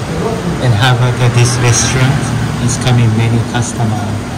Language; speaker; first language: English; non-native, learner; Japanese